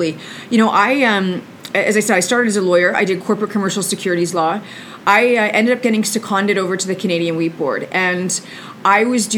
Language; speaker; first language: English; native; English